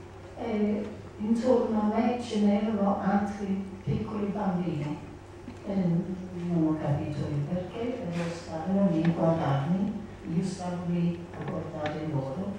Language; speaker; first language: Italian; non-native, learner; English